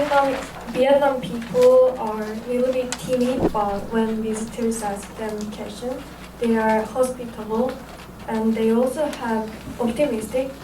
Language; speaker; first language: English; non-native, learner; Korean